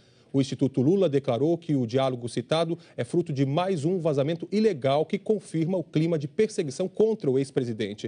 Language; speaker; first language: Portuguese; native; Portuguese